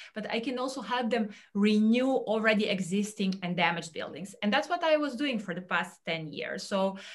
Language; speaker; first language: English; non-native, fluent; Serbian